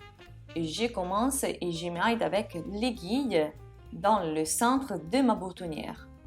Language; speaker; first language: French; non-native, fluent; Italian